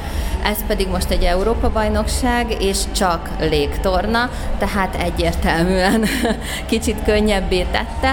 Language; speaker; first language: Hungarian; native; Hungarian